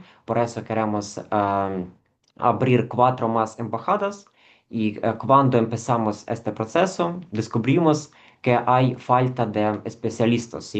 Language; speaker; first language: Spanish; non-native, fluent; Ukrainian